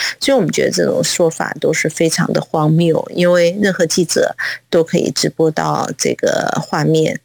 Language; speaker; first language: Chinese; non-native, local second language; Cantonese